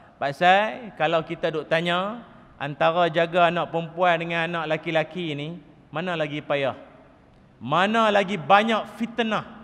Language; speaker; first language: Malay; native; Malay